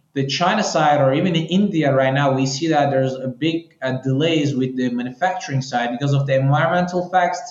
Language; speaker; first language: English; non-native, fluent; Turkish